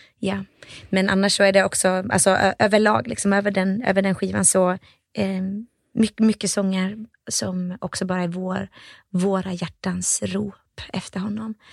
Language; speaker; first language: Swedish; early bilingual, other home language; Finnish